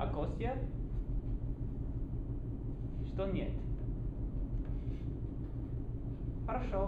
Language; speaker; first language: Russian; non-native, learner; English